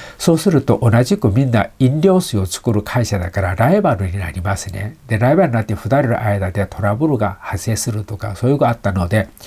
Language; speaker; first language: Japanese; non-native, fluent; Chinese